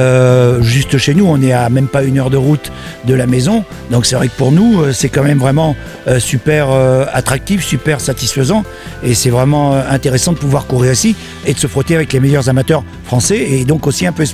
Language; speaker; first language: French; native; French